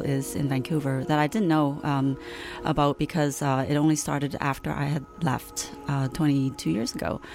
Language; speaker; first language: English; non-native, local second language; Cantonese